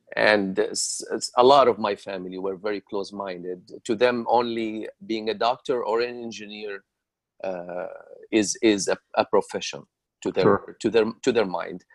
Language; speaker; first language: English; non-native, fluent; Arabic